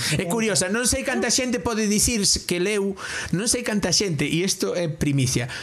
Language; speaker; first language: Galician; non-native, local second language; Spanish